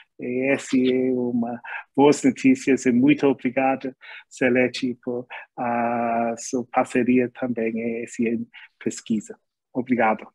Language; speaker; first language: Portuguese; non-native, learner; English